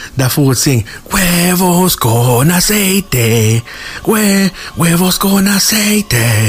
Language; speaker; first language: English; early bilingual, other home language; Spanish